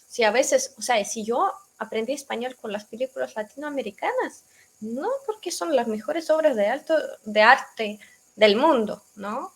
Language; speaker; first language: Spanish; non-native, fluent; Russian